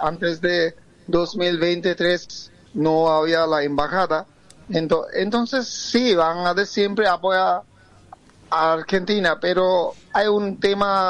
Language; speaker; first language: Spanish; non-native, fluent; Bangla